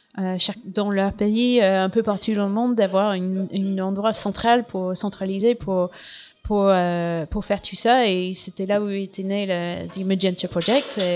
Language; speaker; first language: French; non-native, fluent; English